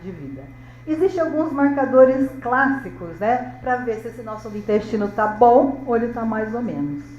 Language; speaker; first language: Portuguese; native; Portuguese